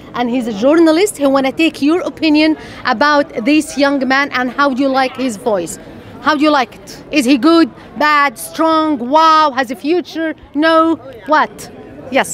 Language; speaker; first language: English; non-native, fluent; Arabic